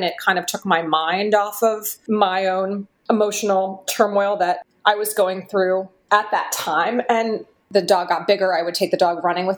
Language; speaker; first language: English; native; English